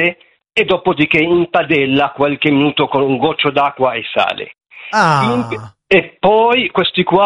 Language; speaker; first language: Italian; non-native, fluent; Arabic